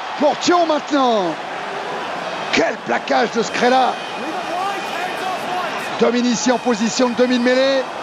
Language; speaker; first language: French; native; French